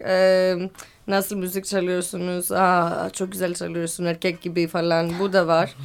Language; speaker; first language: Turkish; non-native, fluent; Greek